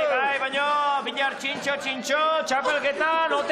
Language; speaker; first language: Basque; native; Basque